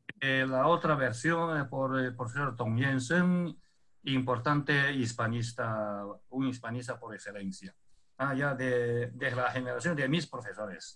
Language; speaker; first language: Spanish; non-native, fluent; Chinese